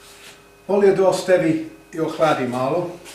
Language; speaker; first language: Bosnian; non-native, learner; English